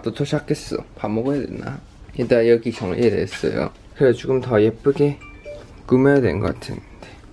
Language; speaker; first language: Korean; non-native, fluent; Thai